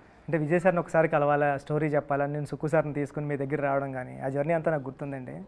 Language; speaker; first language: Telugu; native; Telugu